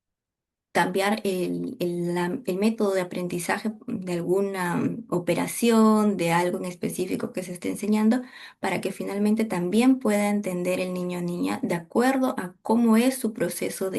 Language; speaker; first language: Spanish; native; Spanish